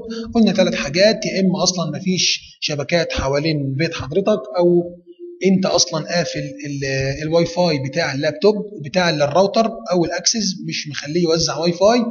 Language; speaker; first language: Arabic; native; Arabic